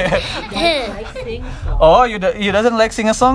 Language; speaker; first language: English; non-native, learner; Indonesian